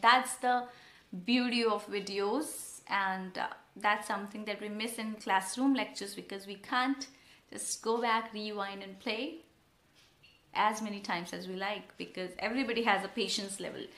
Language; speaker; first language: English; non-native, local second language; Hindi